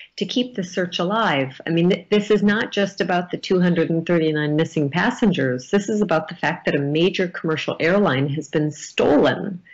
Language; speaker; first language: English; native; English